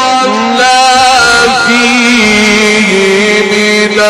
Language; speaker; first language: Arabic; native; Arabic